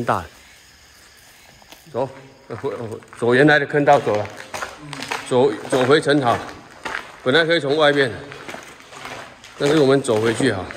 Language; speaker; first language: Chinese; native; Chinese